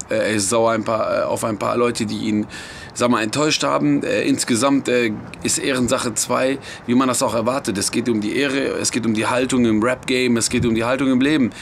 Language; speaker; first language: German; early bilingual, other home language; Persian